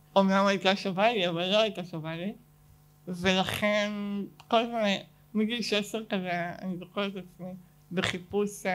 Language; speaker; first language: Hebrew; native; Hebrew